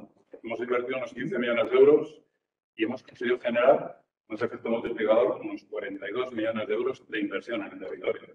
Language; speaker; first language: Spanish; native; Spanish